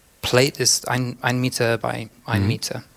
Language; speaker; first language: German; non-native, learner; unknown